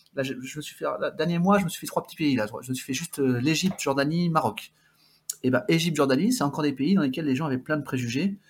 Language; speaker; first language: French; native; French